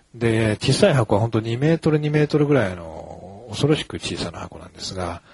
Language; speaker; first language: Japanese; native; Japanese